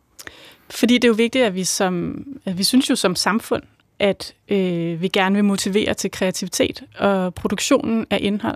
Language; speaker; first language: Danish; native; Danish